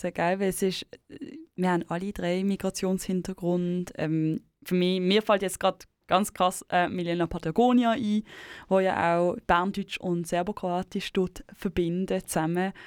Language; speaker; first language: German; native; German